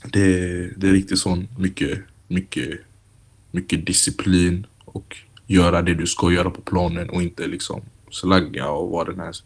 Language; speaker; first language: Swedish; early bilingual, other home language; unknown